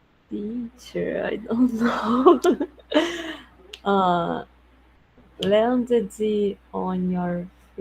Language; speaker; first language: English; non-native, learner; Portuguese